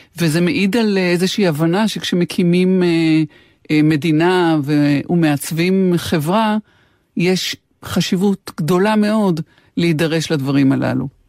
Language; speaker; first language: Hebrew; native; Hebrew